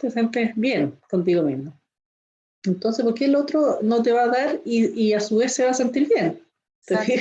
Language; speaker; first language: Spanish; native; Spanish